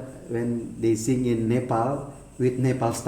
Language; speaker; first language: English; non-native, learner; Indonesian